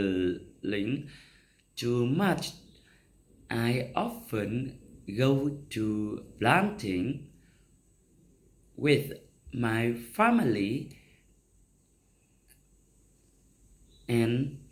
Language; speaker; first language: English; non-native, learner; Vietnamese